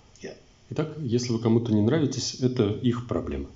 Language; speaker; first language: Russian; native; Russian